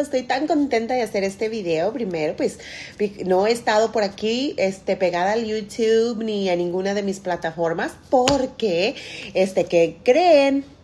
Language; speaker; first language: Spanish; early bilingual, heritage; Spanish